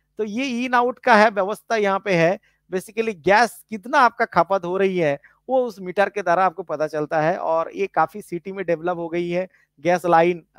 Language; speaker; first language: Hindi; non-native, local second language; Bangla